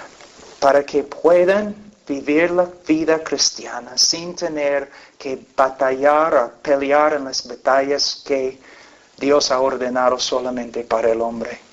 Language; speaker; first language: Spanish; non-native, fluent; English